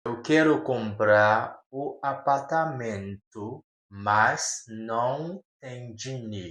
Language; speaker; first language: Portuguese; non-native, learner; Haitian Creole